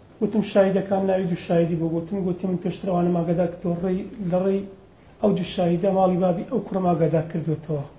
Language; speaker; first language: Central Kurdish; native; Central Kurdish